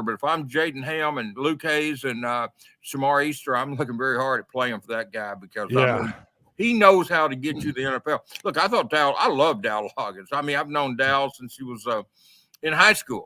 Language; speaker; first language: English; native; English